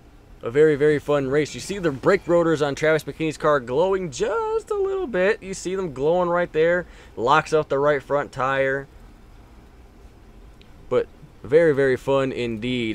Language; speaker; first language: English; native; English